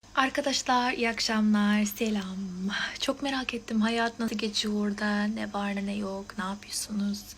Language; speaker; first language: Turkish; non-native, fluent; English